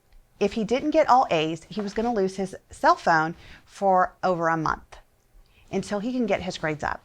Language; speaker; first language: English; native; English